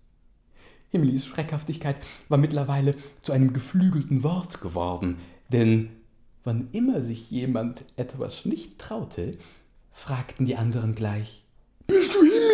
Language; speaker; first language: German; native; German